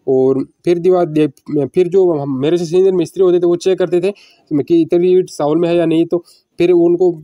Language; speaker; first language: Hindi; native; Hindi